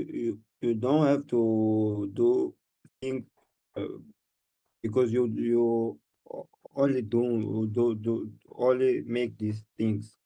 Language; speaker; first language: English; non-native, learner; Portuguese